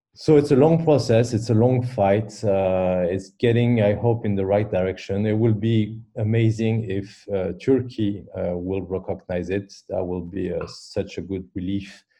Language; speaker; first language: English; non-native, fluent; French